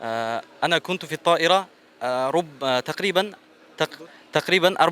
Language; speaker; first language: Arabic; non-native, learner; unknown